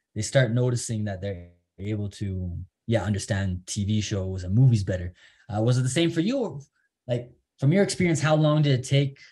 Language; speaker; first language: English; native; English